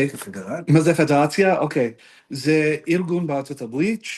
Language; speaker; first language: Hebrew; non-native, fluent; English